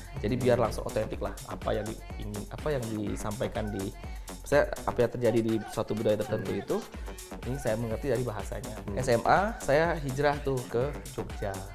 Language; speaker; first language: Indonesian; non-native, local second language; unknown